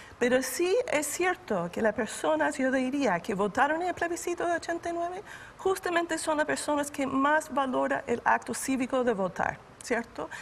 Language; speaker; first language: Spanish; non-native, fluent; English